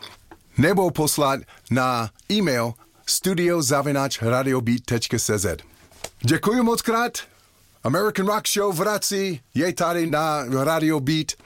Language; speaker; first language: Czech; non-native, fluent; English